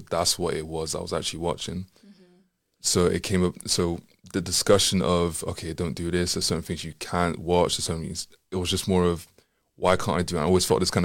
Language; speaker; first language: English; native; English